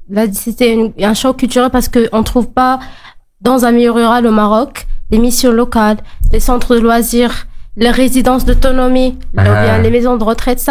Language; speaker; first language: French; non-native, local second language; Arabic